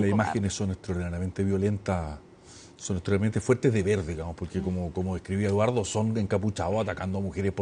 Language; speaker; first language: Spanish; native; Spanish